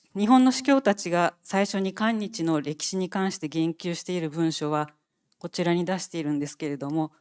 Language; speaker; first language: Japanese; native; Japanese